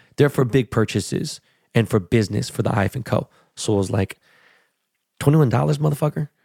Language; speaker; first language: English; native; English